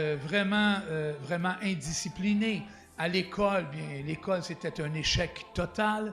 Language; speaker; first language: French; native; French